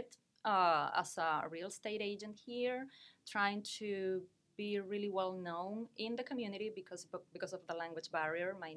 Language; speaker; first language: English; non-native, fluent; Spanish